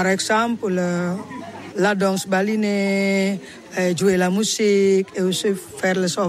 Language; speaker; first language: French; non-native, learner; Indonesian